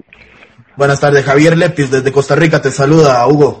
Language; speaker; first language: Spanish; native; Spanish